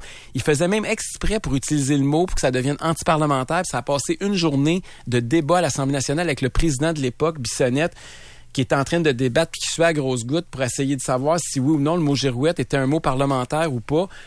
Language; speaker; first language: French; native; French